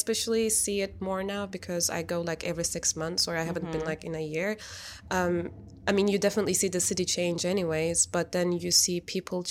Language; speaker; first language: English; non-native, fluent; Turkish